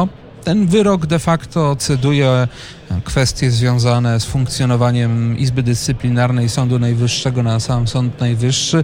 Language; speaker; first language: Polish; native; Polish